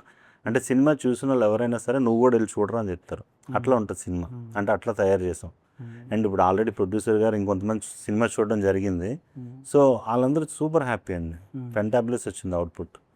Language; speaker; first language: Telugu; native; Telugu